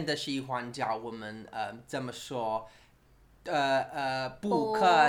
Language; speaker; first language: Chinese; non-native, learner; English